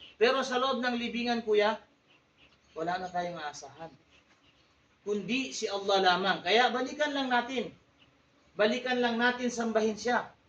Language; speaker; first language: Filipino; non-native, local second language; Tausug